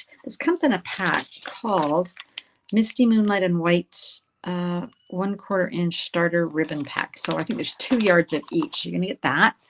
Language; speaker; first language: English; native; English